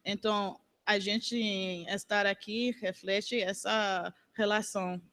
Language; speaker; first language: Portuguese; non-native, learner; English